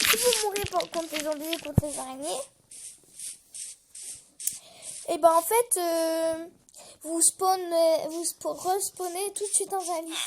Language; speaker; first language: French; native; French